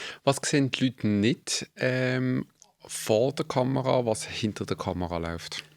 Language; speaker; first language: German; native; German